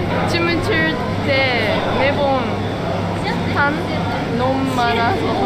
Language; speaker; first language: Korean; non-native, learner; Japanese